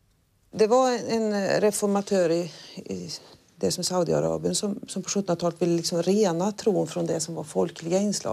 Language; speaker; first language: Swedish; native; Swedish